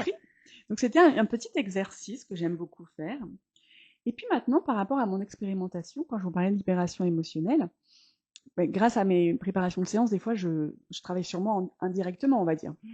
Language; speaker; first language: French; native; French